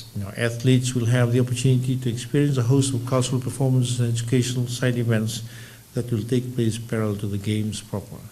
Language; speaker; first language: English; non-native, local second language; Fijian